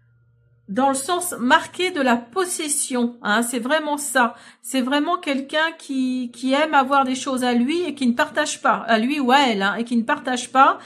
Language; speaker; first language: French; native; French